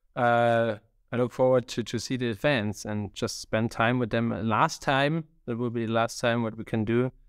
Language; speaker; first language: English; non-native, fluent; German